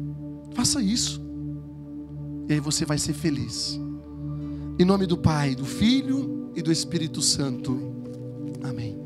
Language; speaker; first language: Portuguese; native; Portuguese